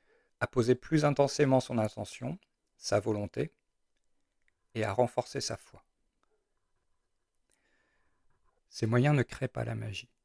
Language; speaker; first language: French; native; French